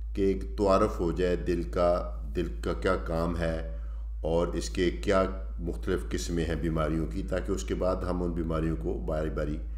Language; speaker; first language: Urdu; native; Urdu